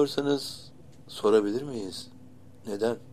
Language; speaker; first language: Turkish; native; Turkish